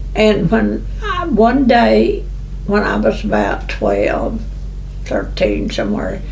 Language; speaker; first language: English; native; English